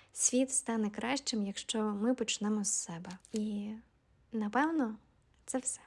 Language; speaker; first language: Ukrainian; native; Ukrainian